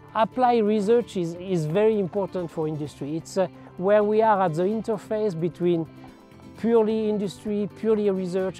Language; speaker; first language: English; non-native, fluent; French